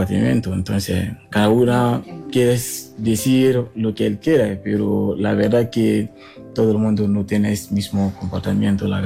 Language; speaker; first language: Spanish; non-native, learner; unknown